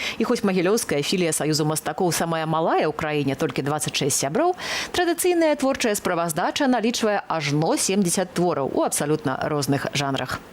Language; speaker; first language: Belarusian; native; Belarusian